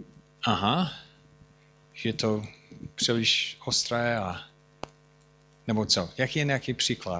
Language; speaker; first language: Czech; non-native, fluent; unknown